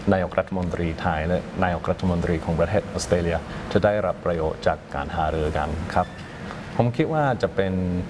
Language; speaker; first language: Thai; non-native, fluent; English